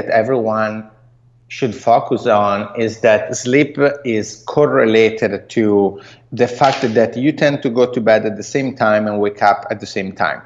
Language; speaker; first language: English; non-native, fluent; Italian